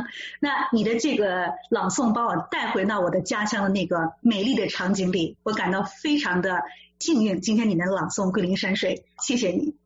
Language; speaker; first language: Chinese; native; Chinese